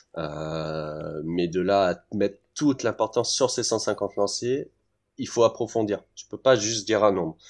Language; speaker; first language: French; early bilingual, heritage; French